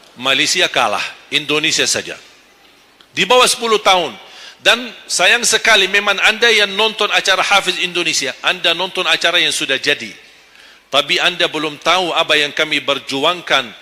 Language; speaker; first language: Malay; non-native, fluent; Arabic